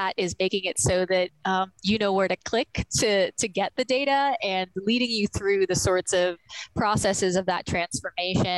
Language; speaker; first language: English; native; English